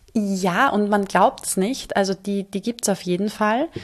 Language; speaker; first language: German; native; German